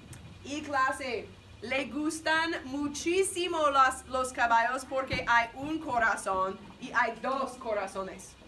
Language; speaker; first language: Spanish; non-native, fluent; English